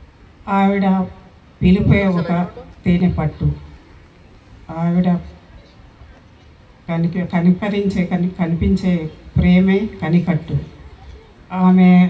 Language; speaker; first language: Telugu; native; Telugu